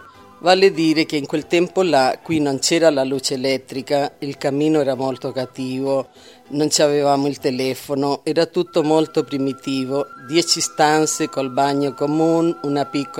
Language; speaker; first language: Italian; early bilingual, heritage; Italian